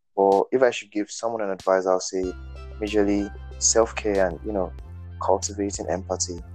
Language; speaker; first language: English; non-native, local second language; Yoruba